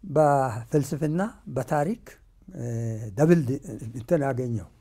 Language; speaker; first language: Amharic; non-native, local second language; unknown